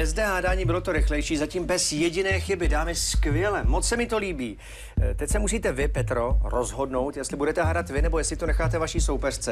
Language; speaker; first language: Czech; native; Czech